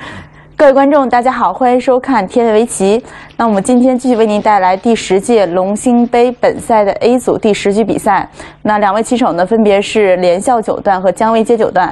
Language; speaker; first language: Chinese; native; Chinese